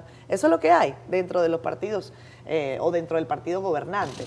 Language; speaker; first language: Spanish; native; Spanish